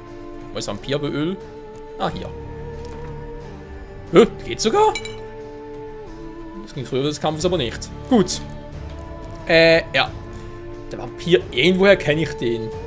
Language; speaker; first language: German; native; German